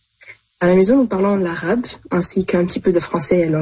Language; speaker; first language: French; early bilingual, other home language; Arabic